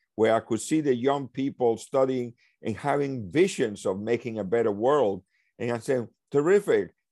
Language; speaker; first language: English; early bilingual, other home language; Spanish